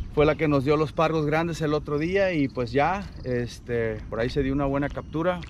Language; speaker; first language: Spanish; native; Spanish